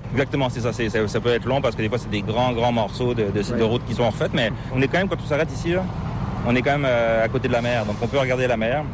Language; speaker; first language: French; native; French